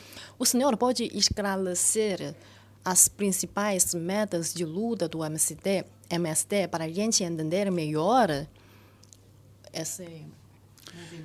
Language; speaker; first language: Portuguese; non-native, fluent; Chinese